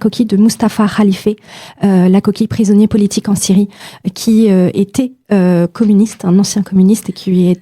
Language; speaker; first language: French; native; French